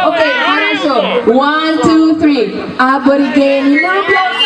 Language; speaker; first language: Russian; non-native, learner; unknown